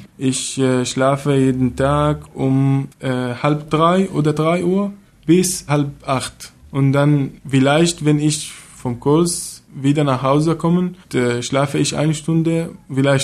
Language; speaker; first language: German; non-native, learner; Arabic